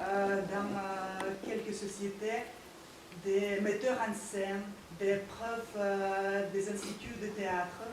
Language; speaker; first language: French; non-native, fluent; Russian